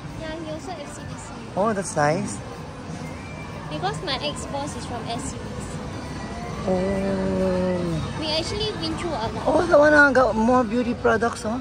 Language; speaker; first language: English; non-native, learner; Filipino